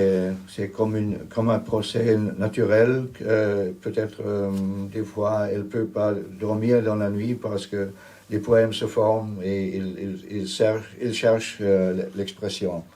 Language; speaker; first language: French; non-native, learner; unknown